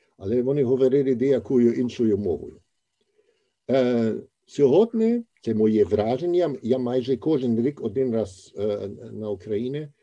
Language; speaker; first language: Ukrainian; non-native, fluent; German